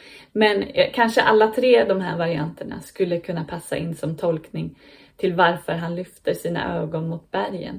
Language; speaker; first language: Swedish; native; Swedish